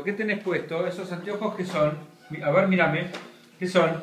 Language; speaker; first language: Spanish; native; Spanish